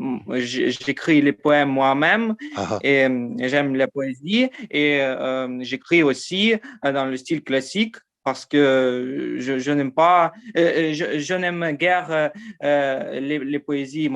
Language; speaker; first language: French; non-native, learner; Ukrainian